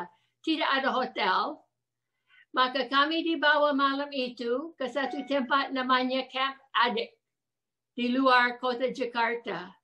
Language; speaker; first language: Indonesian; non-native, fluent; English